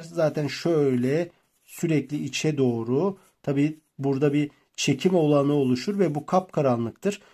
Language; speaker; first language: Turkish; native; Turkish